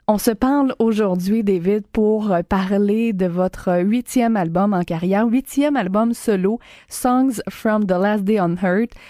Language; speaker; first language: French; native; French